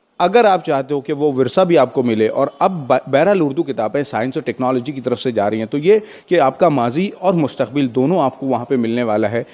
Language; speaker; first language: Hindi; non-native, local second language; Urdu